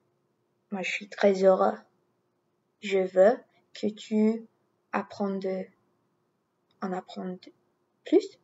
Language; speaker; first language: French; non-native, learner; English